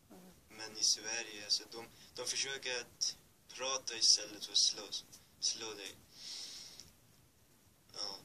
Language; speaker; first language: Swedish; early bilingual, other home language; Persian